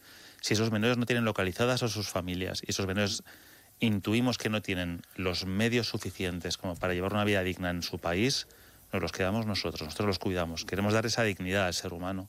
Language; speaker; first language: Spanish; native; Spanish